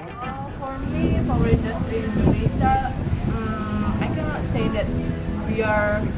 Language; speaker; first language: English; non-native, learner; Indonesian